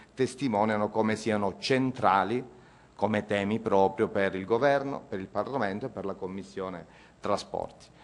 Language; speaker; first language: Italian; native; Italian